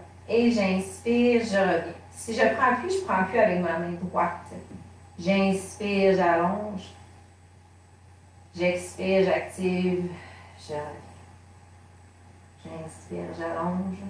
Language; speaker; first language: French; native; French